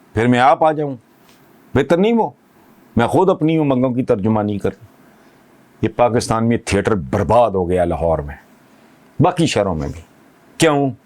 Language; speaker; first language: Urdu; non-native, local second language; Punjabi